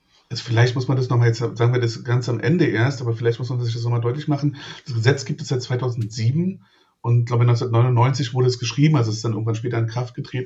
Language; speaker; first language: German; native; German